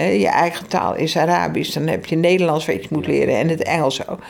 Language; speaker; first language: Dutch; native; Dutch